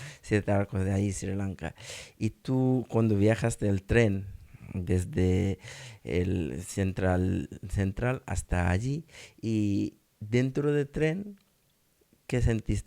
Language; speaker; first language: Spanish; non-native, learner; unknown